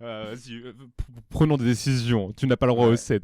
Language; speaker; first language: French; native; French